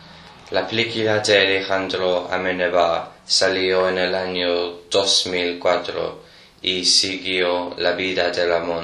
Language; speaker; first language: Spanish; non-native, learner; English